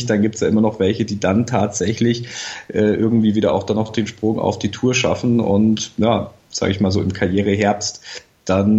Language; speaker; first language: German; native; German